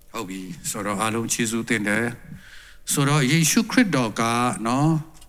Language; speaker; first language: Burmese; non-native, local second language; Tedim Chin